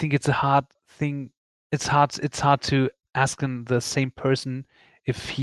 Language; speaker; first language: English; non-native, fluent; German